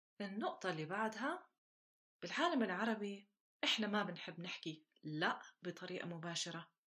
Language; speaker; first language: Arabic; native; Arabic